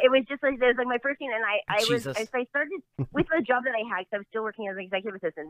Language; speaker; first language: English; native; English